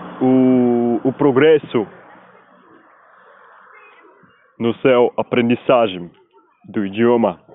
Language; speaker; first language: Portuguese; non-native, learner; Spanish